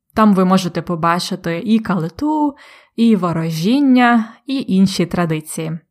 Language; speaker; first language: Ukrainian; native; Ukrainian